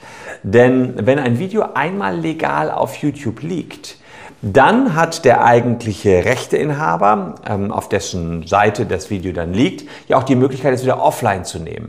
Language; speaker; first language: German; native; German